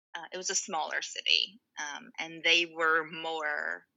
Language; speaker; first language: English; native; English